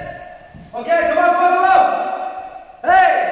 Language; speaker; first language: English; non-native, learner; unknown